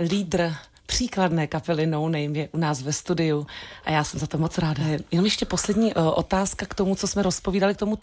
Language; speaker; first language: Czech; native; Czech